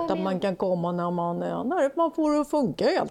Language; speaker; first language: Swedish; native; Swedish